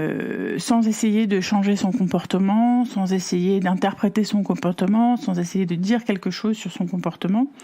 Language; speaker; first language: French; native; French